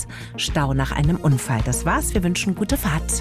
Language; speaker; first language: German; native; German